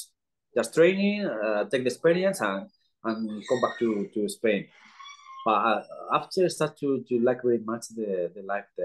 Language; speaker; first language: English; non-native, learner; Spanish